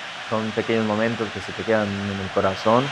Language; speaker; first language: Spanish; native; Spanish